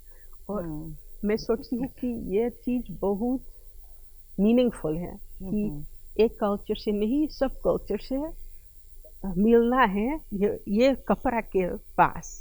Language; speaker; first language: Hindi; early bilingual, heritage; Dutch